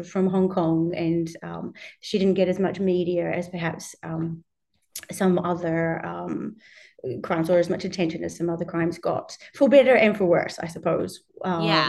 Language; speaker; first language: English; native; English